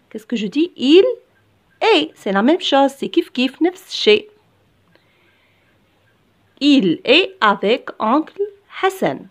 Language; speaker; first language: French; non-native, local second language; Arabic